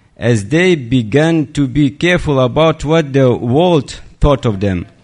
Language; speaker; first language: English; non-native, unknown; Lithuanian